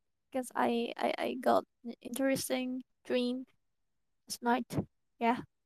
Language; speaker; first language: English; non-native, learner; Indonesian